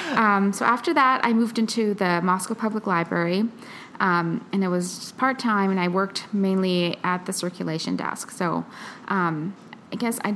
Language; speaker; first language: English; early bilingual, other home language; Filipino